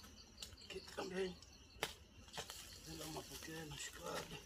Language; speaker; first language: Portuguese; non-native, learner; Vietnamese